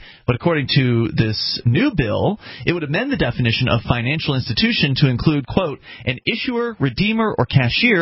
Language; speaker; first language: English; native; English